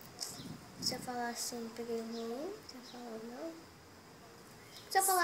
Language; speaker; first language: Portuguese; native; Portuguese